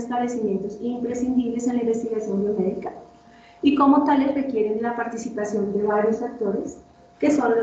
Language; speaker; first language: Spanish; native; Spanish